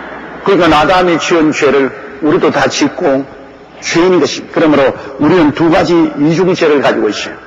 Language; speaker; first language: Korean; native; Korean